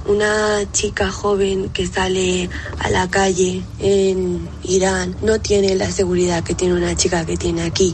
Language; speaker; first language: Spanish; early bilingual, other home language; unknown